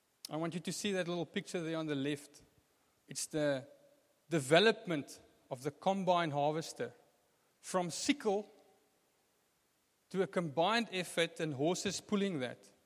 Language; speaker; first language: English; non-native, local second language; Afrikaans